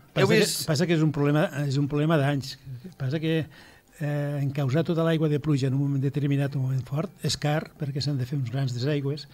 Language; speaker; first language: Catalan; native; Catalan